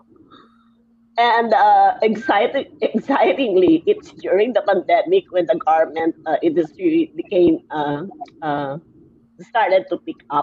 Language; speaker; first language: English; non-native, local second language; Filipino